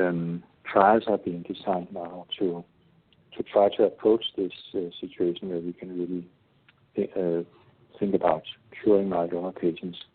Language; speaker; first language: English; non-native, fluent; Danish